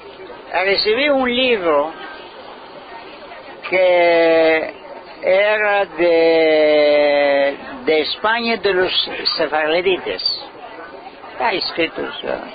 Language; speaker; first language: Spanish; early bilingual, heritage; Ladino